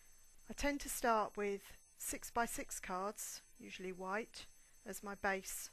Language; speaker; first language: English; native; English